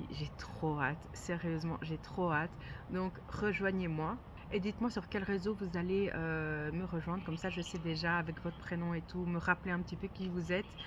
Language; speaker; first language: French; native; French